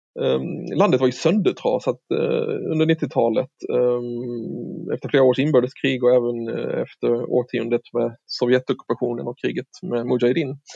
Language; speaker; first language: Swedish; native; Swedish